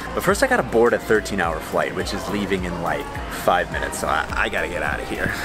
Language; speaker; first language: English; native; English